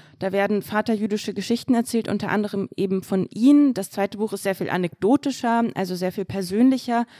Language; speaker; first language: German; early bilingual, other home language; Russian